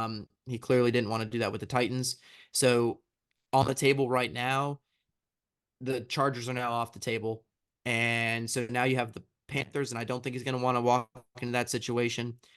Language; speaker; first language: English; native; English